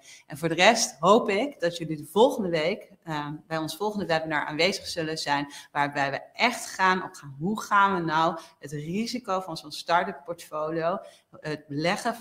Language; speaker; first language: Dutch; native; Dutch